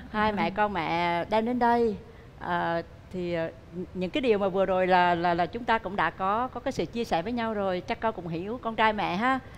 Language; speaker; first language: Vietnamese; native; Vietnamese